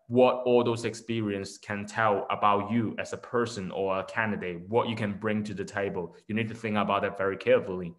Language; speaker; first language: English; non-native, local second language; Cantonese